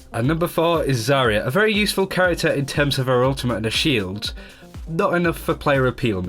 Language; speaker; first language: English; native; English